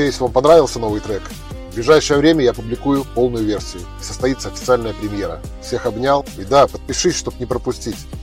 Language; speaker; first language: Russian; native; Russian